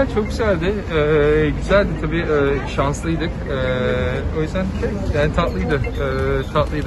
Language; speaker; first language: Turkish; early bilingual, heritage; Turkish